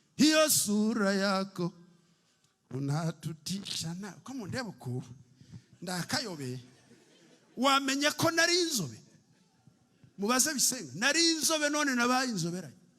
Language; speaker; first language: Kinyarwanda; early bilingual, heritage; Kinyarwanda